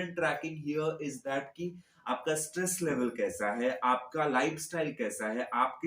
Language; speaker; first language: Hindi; native; Hindi